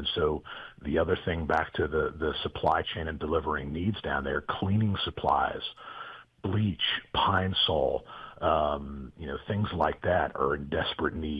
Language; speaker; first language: English; native; English